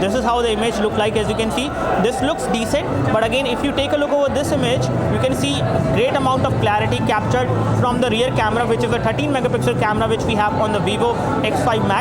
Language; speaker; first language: English; non-native, local second language; Hindi